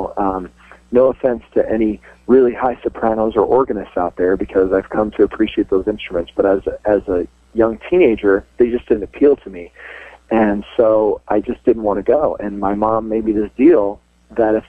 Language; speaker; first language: English; native; English